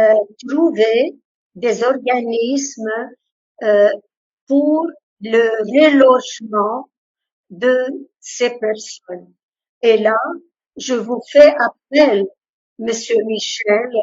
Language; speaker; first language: French; non-native, local second language; Arabic